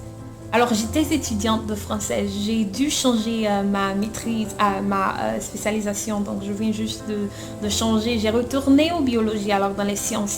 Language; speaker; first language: French; non-native, local second language; Haitian Creole